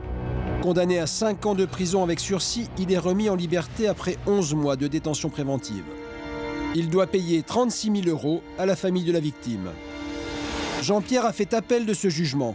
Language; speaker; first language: French; native; French